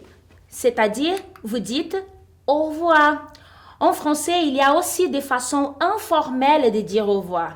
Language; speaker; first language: French; non-native, fluent; Portuguese